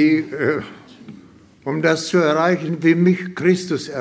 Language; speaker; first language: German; non-native, fluent; Russian